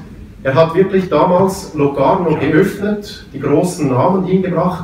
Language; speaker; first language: German; native; German